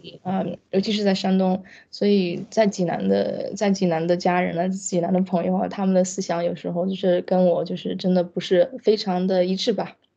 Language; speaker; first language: Chinese; early bilingual, heritage; Chinese